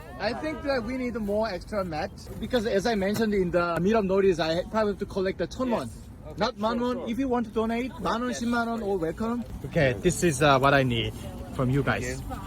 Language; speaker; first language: English; non-native, fluent; Korean